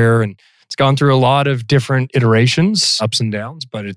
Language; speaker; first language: English; native; English